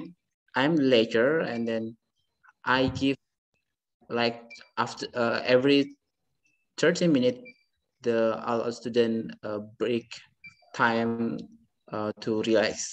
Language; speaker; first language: English; non-native, learner; Indonesian